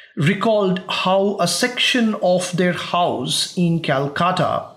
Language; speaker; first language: English; non-native, local second language; Bangla